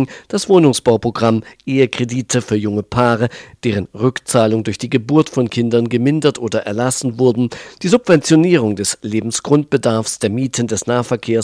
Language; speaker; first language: German; native; German